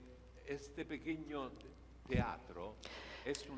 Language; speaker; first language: Spanish; non-native, fluent; Italian